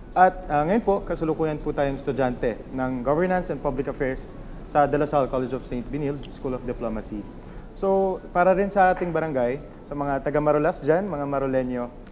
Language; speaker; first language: Filipino; native; Filipino